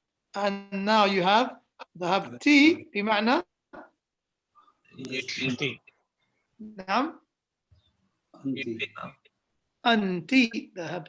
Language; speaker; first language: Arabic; non-native, fluent; English